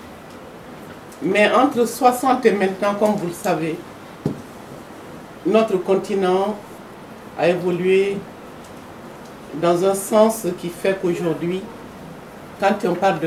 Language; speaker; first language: French; non-native, local second language; Bambara